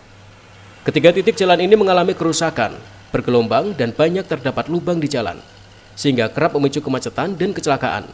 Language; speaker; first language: Indonesian; native; Indonesian